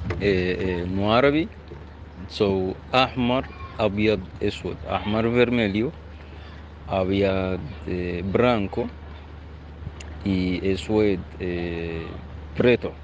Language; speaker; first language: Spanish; non-native, learner; Arabic